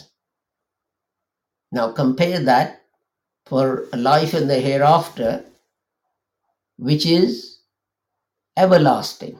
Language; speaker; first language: English; non-native, local second language; Urdu